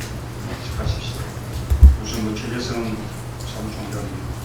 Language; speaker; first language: Korean; native; Korean